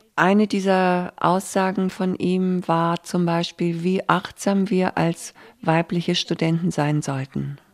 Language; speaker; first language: German; native; German